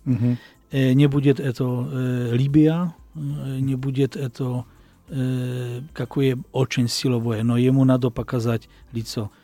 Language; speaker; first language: Russian; non-native, learner; Slovak